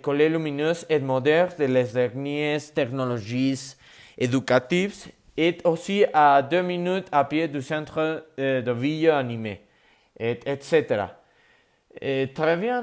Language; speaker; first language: French; non-native, learner; Spanish